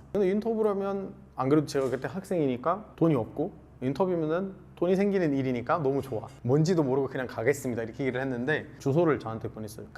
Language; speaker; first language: Korean; non-native, fluent; Arabic